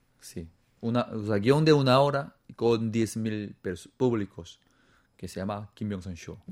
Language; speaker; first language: Spanish; non-native, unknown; Korean